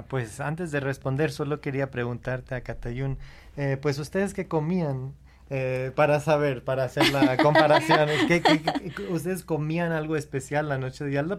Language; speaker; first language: Spanish; non-native, fluent; English